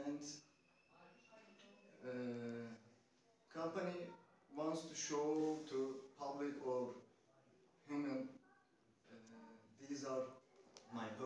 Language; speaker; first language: English; non-native, learner; Turkish